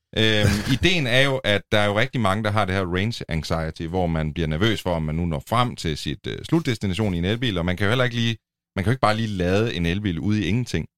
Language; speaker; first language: Danish; native; Danish